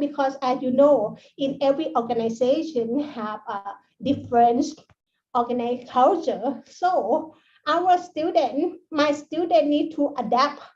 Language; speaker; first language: English; non-native, learner; Thai